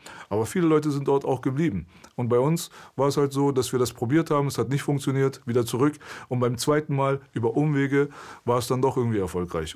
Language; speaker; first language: German; early bilingual, other home language; Persian